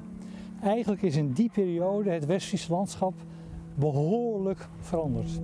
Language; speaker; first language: Dutch; native; Dutch